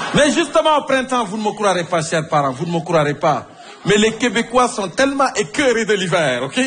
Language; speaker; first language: French; native; French